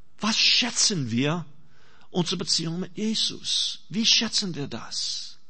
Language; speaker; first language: German; non-native, fluent; English